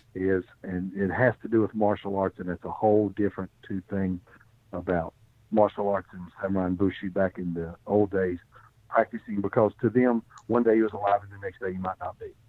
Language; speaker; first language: English; native; English